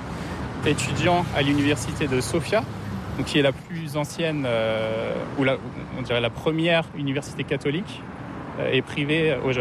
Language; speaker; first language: French; native; French